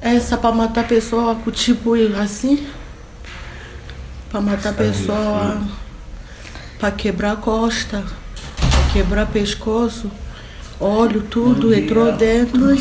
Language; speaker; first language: Portuguese; non-native, learner; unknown